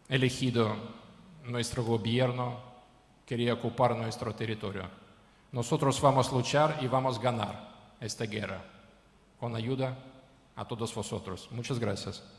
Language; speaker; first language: Spanish; non-native, learner; Ukrainian